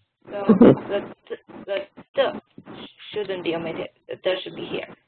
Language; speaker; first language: English; non-native, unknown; Chinese